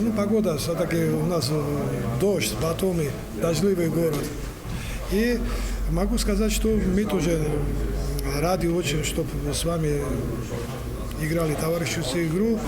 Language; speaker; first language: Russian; non-native, local second language; Georgian